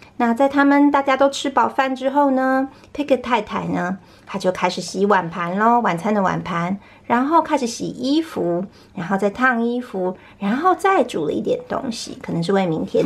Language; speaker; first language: Chinese; native; Chinese